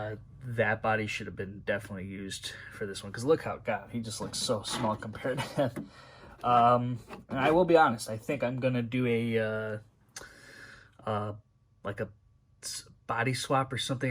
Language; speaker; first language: English; native; English